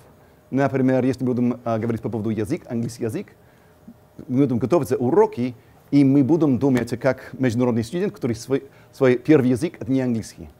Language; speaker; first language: Russian; non-native, fluent; English